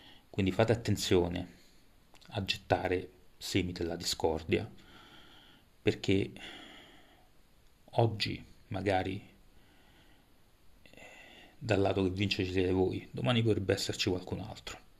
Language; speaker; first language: Italian; native; Italian